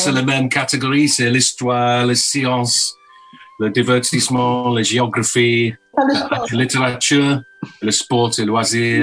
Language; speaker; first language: French; non-native, fluent; English